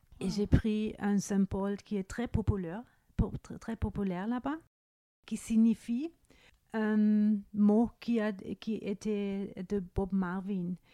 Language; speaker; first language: French; non-native, fluent; German